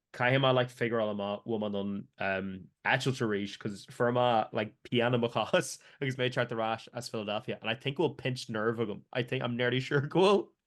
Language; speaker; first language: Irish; native; Irish